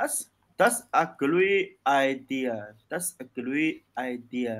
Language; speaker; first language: English; non-native, learner; Chinese